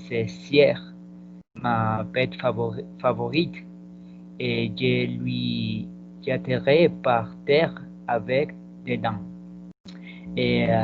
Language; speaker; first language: French; non-native, learner; Spanish